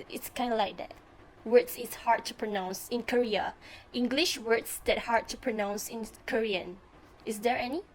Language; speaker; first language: English; non-native, fluent; Malay